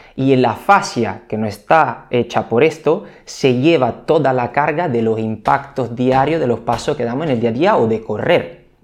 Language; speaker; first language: Spanish; non-native, fluent; Italian